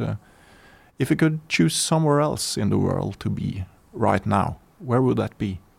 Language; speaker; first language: English; non-native, fluent; Norwegian